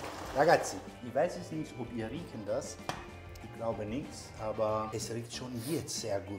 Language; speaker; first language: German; non-native, learner; Italian